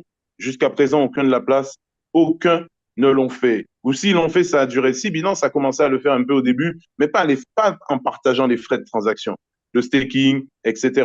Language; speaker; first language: French; native; French